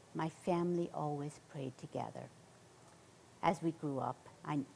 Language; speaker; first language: English; native; English